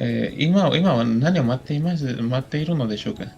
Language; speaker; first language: Japanese; non-native, fluent; Spanish